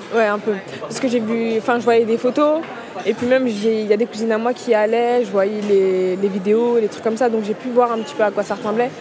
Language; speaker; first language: French; early bilingual, other home language; Kabuverdianu